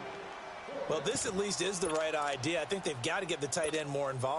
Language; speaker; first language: English; native; English